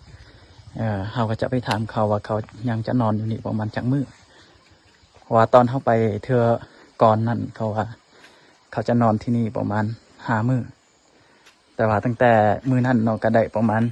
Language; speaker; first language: Thai; non-native, local second language; Lao